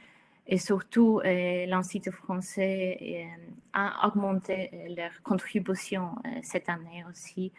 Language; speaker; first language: French; non-native, fluent; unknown